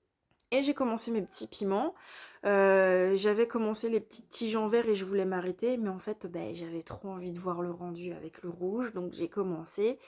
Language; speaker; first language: French; native; French